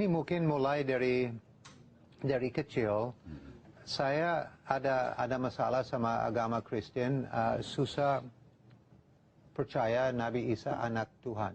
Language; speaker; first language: Indonesian; non-native, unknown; English